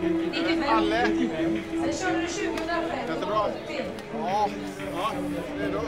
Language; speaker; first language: Swedish; native; Swedish